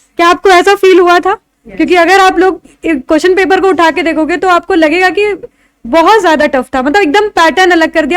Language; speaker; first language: Hindi; native; Hindi